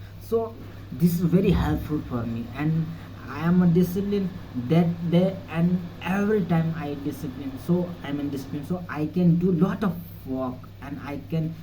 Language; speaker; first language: English; non-native, learner; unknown